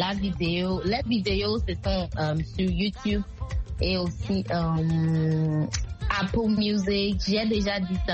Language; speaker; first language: French; non-native, learner; Akan